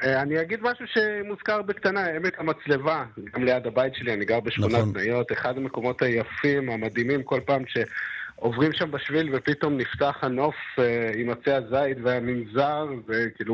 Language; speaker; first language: Hebrew; native; Hebrew